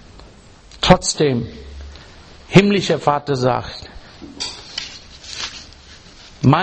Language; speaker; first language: German; non-native, learner; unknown